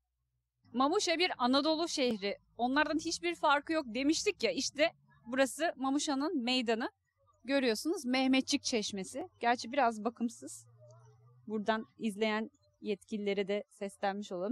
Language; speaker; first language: Turkish; native; Turkish